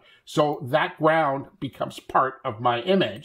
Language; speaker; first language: English; native; English